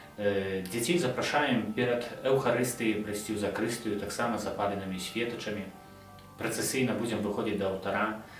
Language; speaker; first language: Belarusian; non-native, local second language; Russian